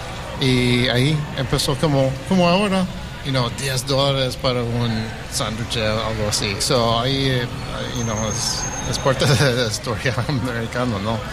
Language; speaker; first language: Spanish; early bilingual, heritage; English